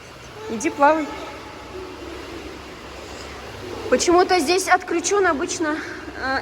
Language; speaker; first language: Russian; native; Russian